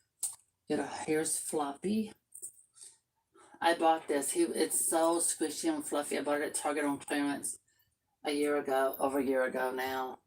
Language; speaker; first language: English; native; English